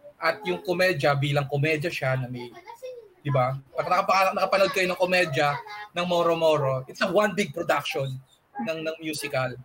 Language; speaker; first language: Filipino; native; Filipino